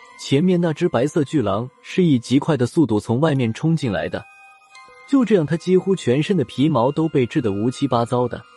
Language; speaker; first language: Chinese; native; Chinese